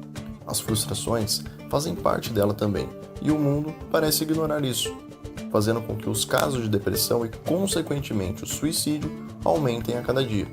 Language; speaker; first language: Portuguese; native; Portuguese